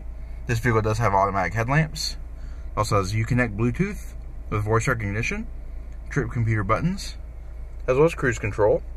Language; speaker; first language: English; native; English